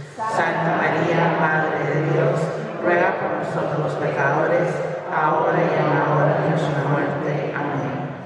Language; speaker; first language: Spanish; early bilingual, heritage; Spanish